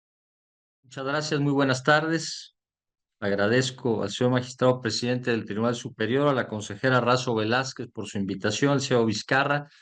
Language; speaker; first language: Spanish; native; Spanish